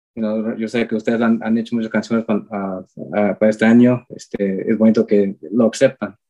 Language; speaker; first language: Spanish; early bilingual, heritage; Spanish